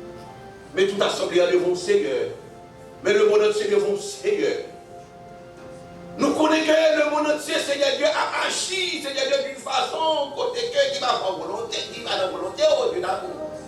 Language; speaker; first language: French; non-native, local second language; Haitian Creole